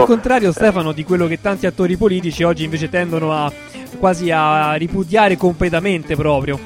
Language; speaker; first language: Italian; native; Italian